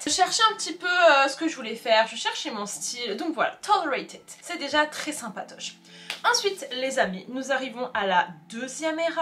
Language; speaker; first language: French; native; French